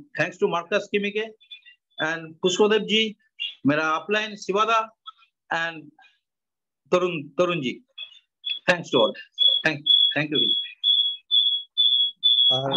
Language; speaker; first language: Hindi; non-native, local second language; Bangla